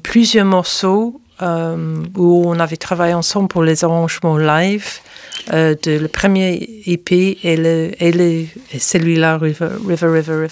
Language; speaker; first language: French; non-native, fluent; English